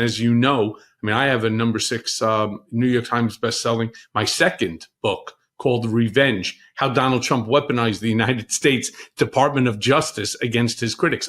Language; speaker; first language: English; native; English